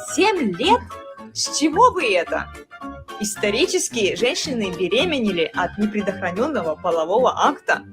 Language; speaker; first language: Russian; native; Russian